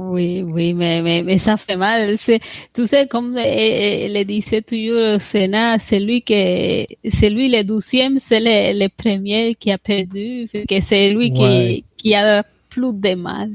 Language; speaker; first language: French; non-native, fluent; Spanish